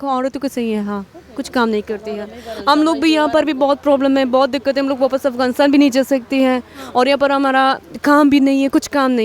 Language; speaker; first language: Hindi; non-native, learner; Persian